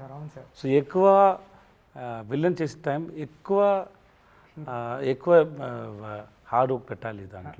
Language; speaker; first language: Telugu; non-native, learner; Tamil